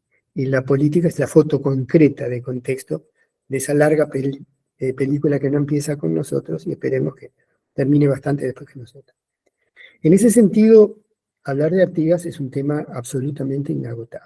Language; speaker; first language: Spanish; native; Spanish